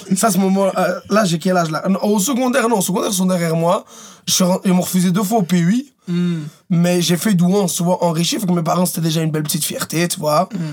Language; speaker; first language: French; early bilingual, other home language; Arabic